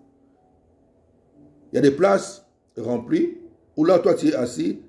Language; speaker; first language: French; non-native, local second language; Lingala